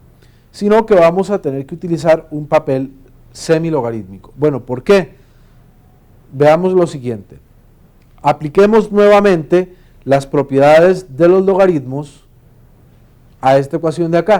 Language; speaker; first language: Spanish; native; Spanish